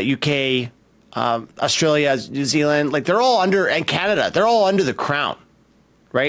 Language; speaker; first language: English; native; English